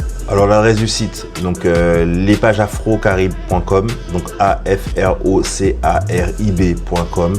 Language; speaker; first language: French; non-native, local second language; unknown